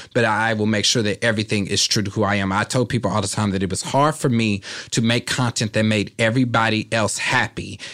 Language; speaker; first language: English; native; English